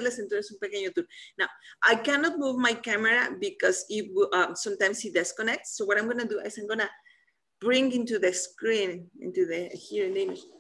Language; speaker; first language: English; non-native, fluent; Spanish